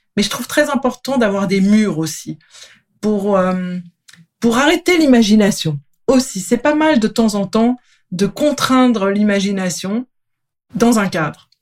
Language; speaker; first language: French; native; French